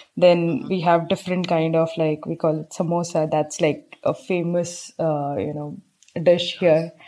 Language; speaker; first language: English; non-native, local second language; Hindi